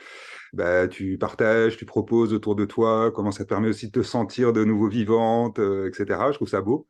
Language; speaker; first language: French; native; French